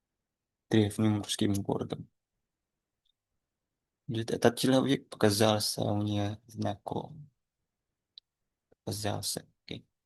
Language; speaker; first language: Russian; non-native, learner; Indonesian